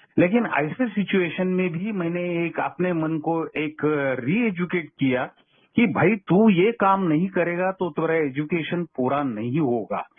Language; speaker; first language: Hindi; non-native, local second language; Kannada